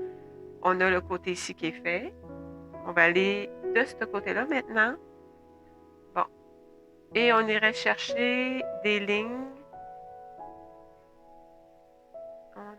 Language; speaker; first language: French; native; French